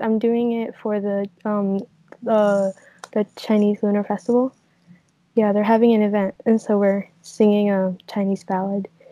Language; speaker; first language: English; native; English